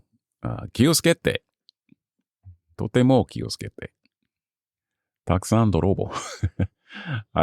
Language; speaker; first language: Japanese; non-native, learner; English